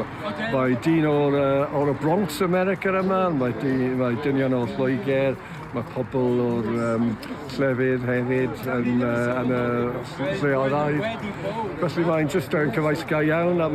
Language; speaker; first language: Welsh; non-native, learner; English